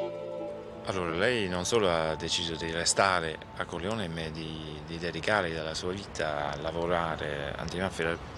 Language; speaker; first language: Italian; non-native, learner; English